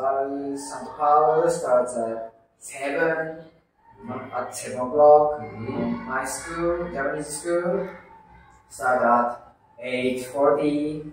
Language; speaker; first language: English; non-native, learner; Japanese